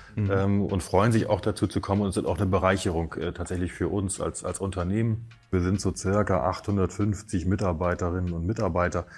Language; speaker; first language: German; native; German